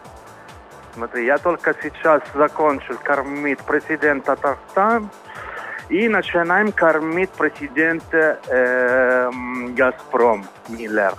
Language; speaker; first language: Russian; non-native, learner; Italian